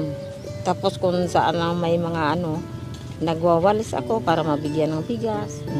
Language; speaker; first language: Filipino; non-native, local second language; Hiligaynon